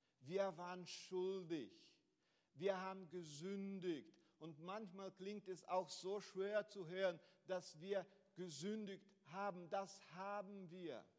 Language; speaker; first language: German; non-native, fluent; Portuguese